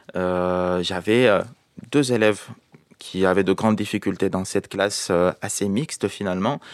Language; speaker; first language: French; non-native, local second language; Arabic